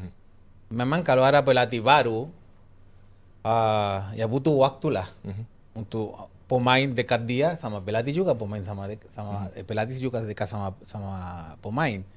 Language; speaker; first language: Indonesian; non-native, fluent; Spanish